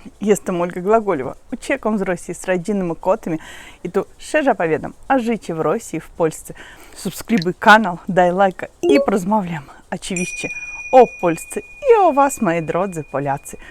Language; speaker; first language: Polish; non-native, learner; Russian